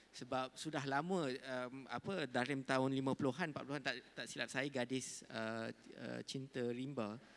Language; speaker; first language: Malay; native; Malay